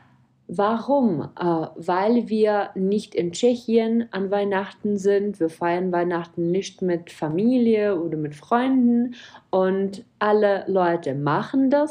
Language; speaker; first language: German; non-native, fluent; Czech